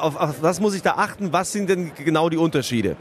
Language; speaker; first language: German; native; German